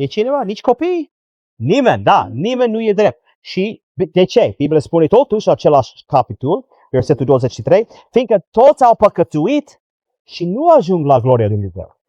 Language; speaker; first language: Romanian; non-native, learner; English